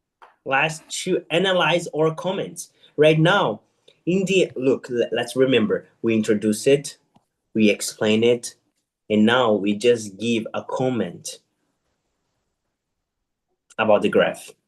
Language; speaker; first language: English; non-native, fluent; Portuguese